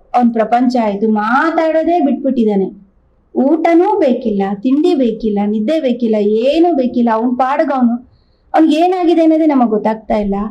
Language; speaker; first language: Kannada; native; Kannada